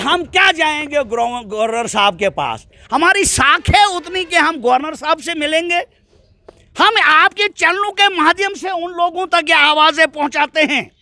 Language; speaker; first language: Hindi; native; Hindi